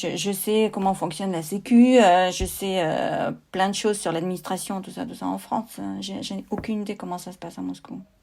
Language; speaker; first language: French; non-native, fluent; Russian